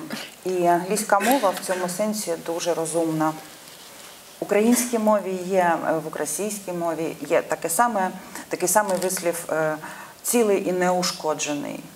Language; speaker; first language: Ukrainian; non-native, local second language; Russian